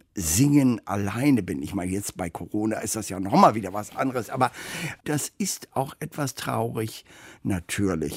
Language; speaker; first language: German; native; German